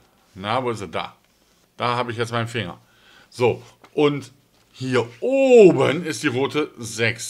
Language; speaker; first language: German; native; German